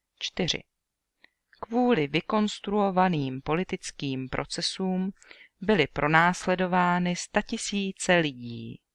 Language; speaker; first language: Czech; native; Czech